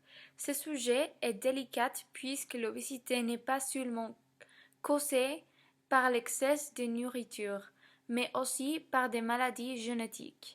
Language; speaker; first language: French; non-native, learner; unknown